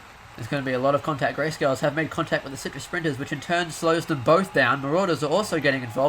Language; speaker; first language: English; native; English